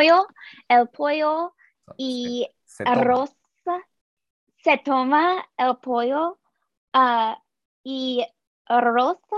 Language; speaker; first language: Spanish; non-native, learner; English